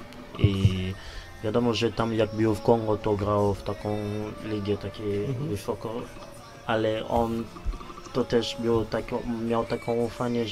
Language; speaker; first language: Polish; non-native, learner; Lingala